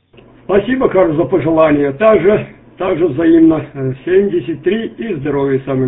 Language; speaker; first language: Russian; native; Russian